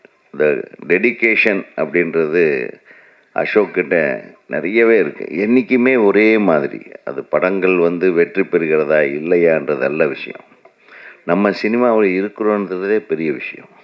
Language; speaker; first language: Tamil; native; Tamil